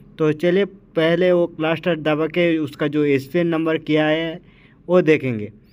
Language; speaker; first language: Hindi; native; Hindi